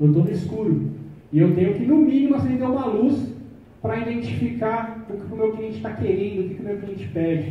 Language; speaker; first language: Portuguese; native; Portuguese